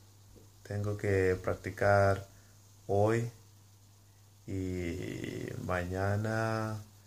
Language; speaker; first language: Spanish; non-native, learner; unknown